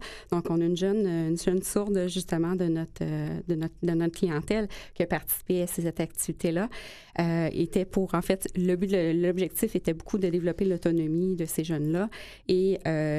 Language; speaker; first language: French; native; French